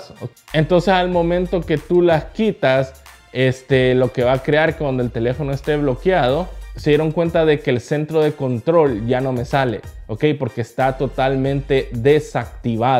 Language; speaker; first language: Spanish; native; Spanish